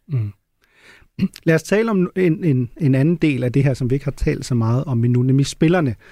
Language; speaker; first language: Danish; non-native, local second language; German